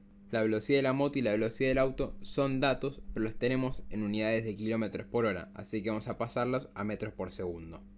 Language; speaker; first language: Spanish; native; Spanish